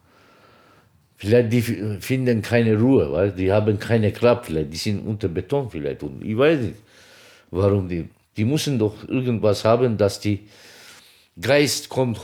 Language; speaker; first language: German; non-native, fluent; Turkish